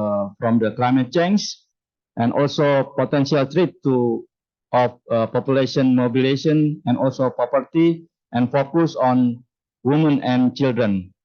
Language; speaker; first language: English; non-native, fluent; Indonesian